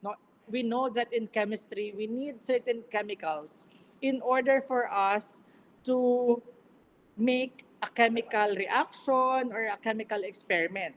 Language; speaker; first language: English; non-native, local second language; Filipino